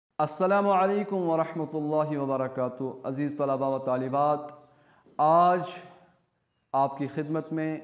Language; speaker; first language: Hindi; non-native, local second language; Kashmiri